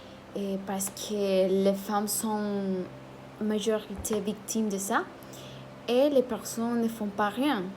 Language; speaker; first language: French; non-native, learner; Spanish